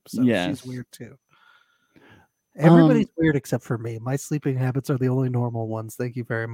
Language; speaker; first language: English; native; English